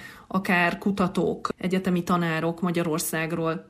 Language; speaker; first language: Hungarian; native; Hungarian